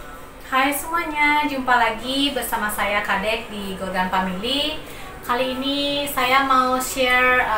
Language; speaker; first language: Indonesian; non-native, local second language; Balinese